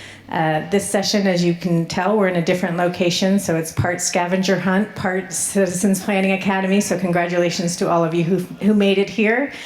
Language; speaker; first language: English; native; English